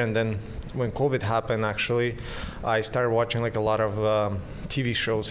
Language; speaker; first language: English; non-native, fluent; Russian